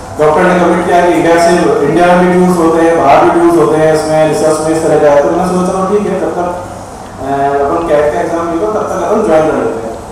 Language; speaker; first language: Hindi; native; Hindi